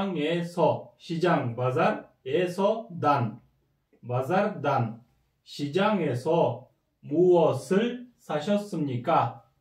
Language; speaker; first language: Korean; non-native, fluent; Kyrgyz